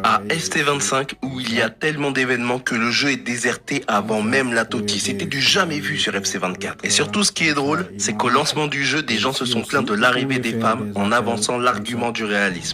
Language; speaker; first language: French; native; French